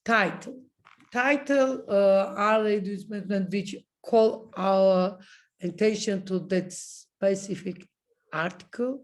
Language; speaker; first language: English; non-native, learner; Georgian